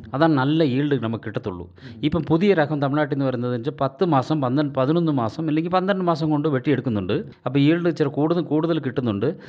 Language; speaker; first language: Malayalam; non-native, local second language; Tamil